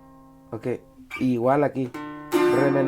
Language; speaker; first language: Spanish; native; Spanish